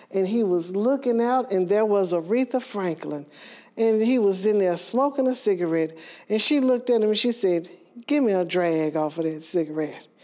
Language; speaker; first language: English; native; English